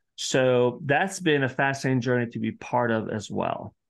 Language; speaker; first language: English; early bilingual, other home language; Italian